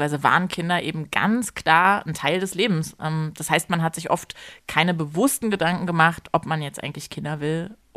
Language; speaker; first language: German; native; German